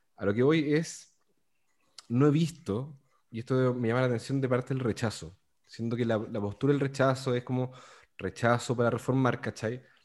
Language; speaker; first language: Spanish; native; Spanish